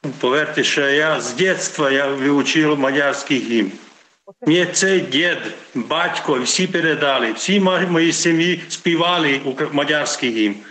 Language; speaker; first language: Ukrainian; non-native, local second language; Hungarian